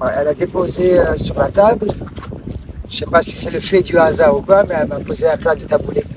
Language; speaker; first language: French; non-native, local second language; Arabic